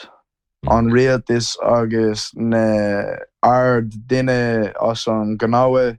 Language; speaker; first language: Irish; non-native, learner; English